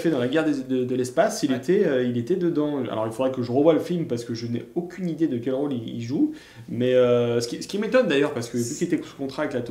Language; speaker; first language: French; native; French